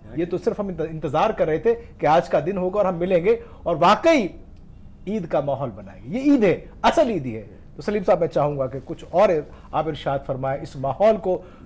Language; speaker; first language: Hindi; native; Hindi